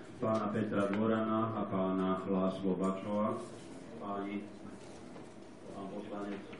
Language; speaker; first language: Slovak; native; Slovak